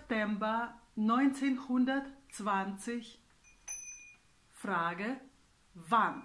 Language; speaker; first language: German; non-native, fluent; Russian